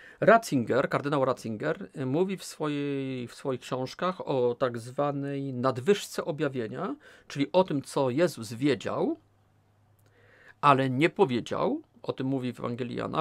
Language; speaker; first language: Polish; native; Polish